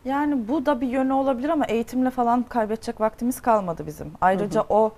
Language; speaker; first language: Turkish; native; Turkish